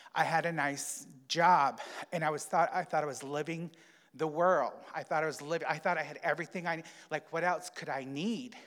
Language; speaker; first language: English; native; English